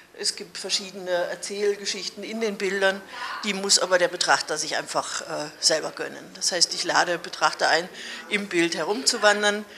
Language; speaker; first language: German; native; German